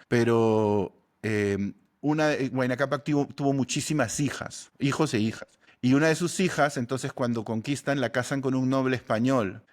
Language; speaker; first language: Spanish; native; Spanish